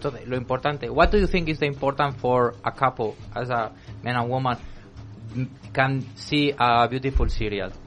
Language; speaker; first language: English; non-native, learner; Spanish